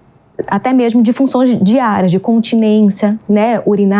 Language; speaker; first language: Portuguese; native; Portuguese